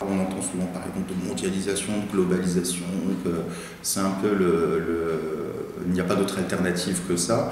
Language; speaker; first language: French; native; French